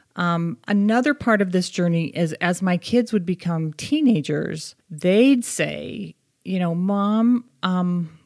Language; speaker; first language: English; native; English